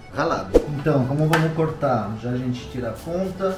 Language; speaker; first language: Portuguese; non-native, fluent; French